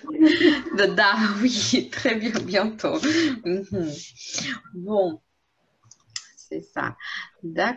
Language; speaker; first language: French; non-native, fluent; Russian